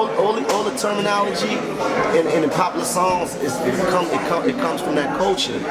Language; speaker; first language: English; native; English